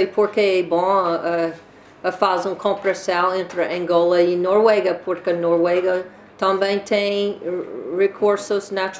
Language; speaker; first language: Portuguese; non-native, learner; English